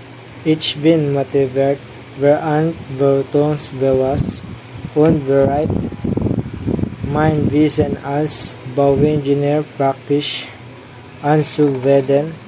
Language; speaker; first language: German; non-native, learner; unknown